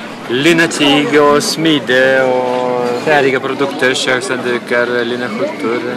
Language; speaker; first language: Swedish; non-native, learner; Lithuanian